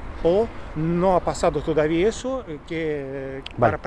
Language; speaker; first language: Spanish; non-native, fluent; Russian